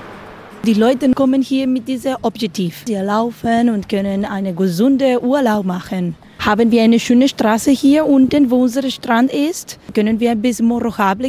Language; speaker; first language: German; non-native, learner; Spanish